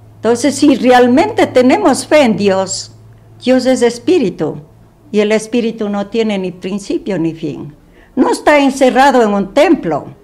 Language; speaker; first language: Spanish; native; Spanish